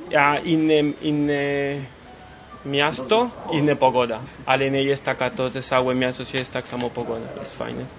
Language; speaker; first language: Polish; non-native, learner; Spanish